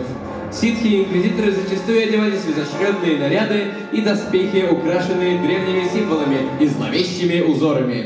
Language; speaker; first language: Russian; native; Russian